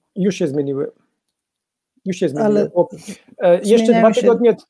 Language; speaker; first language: Polish; non-native, fluent; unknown